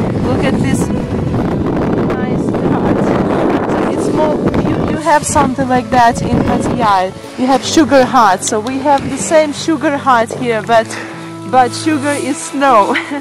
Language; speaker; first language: English; non-native, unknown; Ukrainian